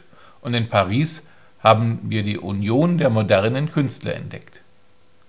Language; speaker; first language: German; native; German